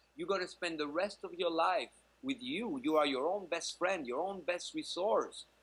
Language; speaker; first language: English; native; English